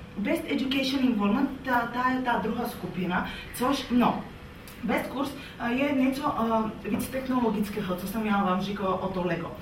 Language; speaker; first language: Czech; non-native, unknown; Bulgarian